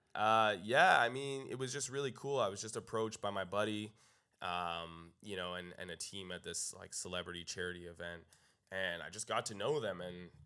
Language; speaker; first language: English; native; English